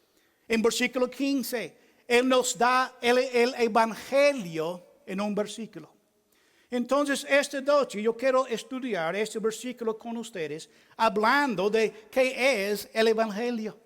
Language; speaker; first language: Spanish; non-native, fluent; English